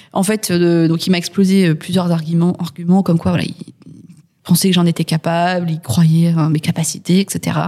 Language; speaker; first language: French; native; French